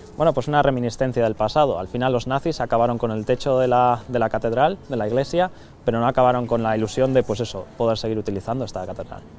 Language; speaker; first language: Spanish; native; Spanish